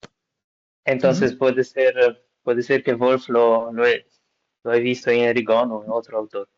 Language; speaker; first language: Spanish; non-native, fluent; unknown